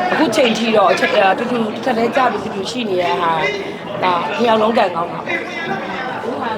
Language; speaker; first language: Burmese; non-native, local second language; Mon